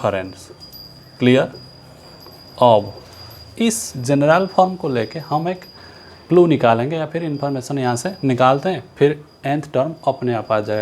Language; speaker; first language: Hindi; non-native, local second language; Odia